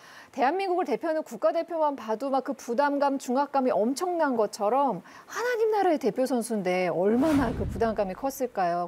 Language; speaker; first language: Korean; native; Korean